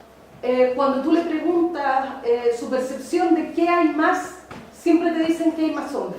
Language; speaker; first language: Spanish; native; Spanish